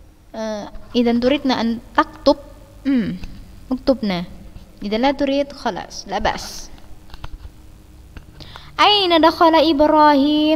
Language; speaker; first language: Arabic; non-native, fluent; Indonesian